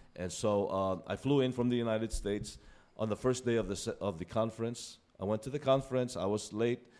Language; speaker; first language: English; non-native, local second language; Filipino